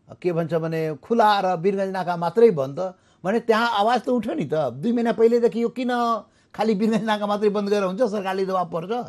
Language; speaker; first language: Nepali; non-native, local second language; Maithili